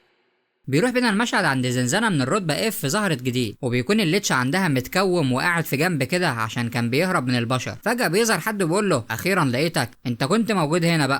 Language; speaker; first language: Arabic; native; Arabic